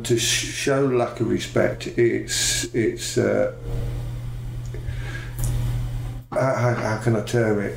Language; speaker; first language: English; native; English